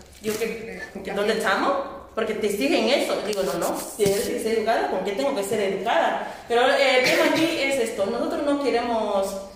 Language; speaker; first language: Spanish; non-native, fluent; Portuguese